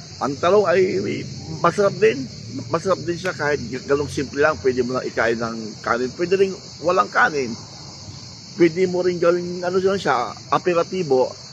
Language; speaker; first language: Filipino; native; Filipino